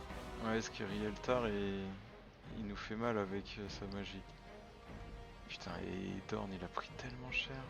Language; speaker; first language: French; native; French